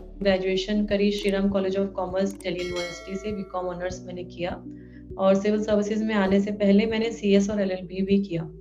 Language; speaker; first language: Hindi; native; Hindi